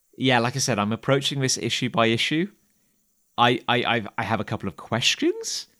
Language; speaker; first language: English; native; English